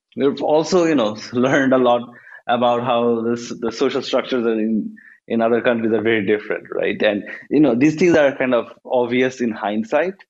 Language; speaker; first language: English; non-native, local second language; Bangla